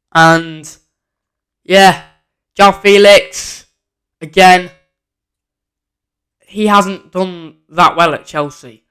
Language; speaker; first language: English; native; English